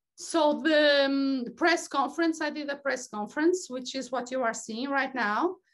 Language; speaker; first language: English; non-native, fluent; Portuguese